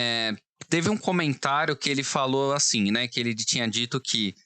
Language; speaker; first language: Portuguese; native; Portuguese